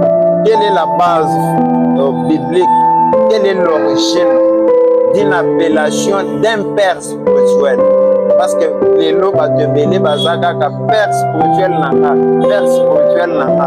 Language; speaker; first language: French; non-native, local second language; Lingala